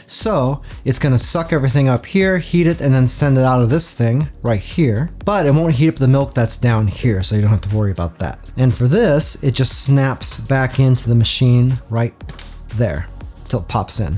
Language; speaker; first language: English; native; English